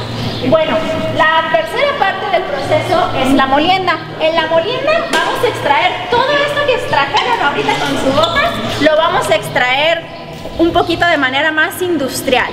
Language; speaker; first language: Spanish; native; Spanish